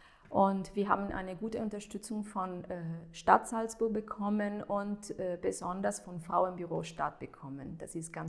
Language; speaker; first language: German; non-native, fluent; Italian